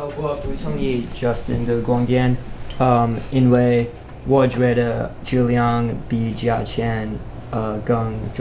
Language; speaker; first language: Chinese; non-native, learner; English